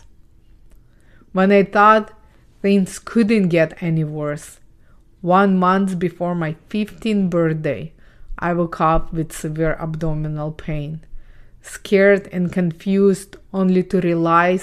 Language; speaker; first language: English; non-native, fluent; Ukrainian